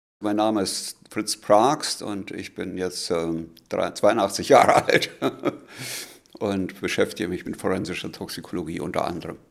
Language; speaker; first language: German; native; German